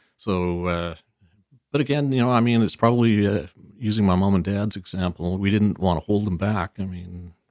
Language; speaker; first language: English; native; English